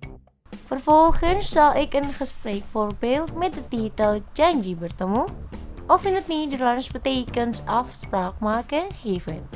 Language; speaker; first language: Dutch; non-native, fluent; Indonesian